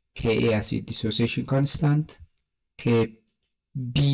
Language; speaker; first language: English; non-native, local second language; Amharic